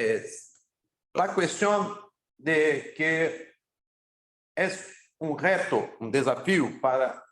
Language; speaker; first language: Spanish; non-native, fluent; Portuguese